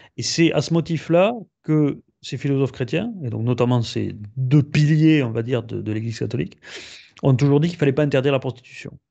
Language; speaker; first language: French; native; French